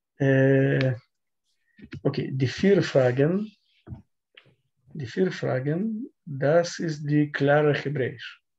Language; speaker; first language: German; non-native, learner; Russian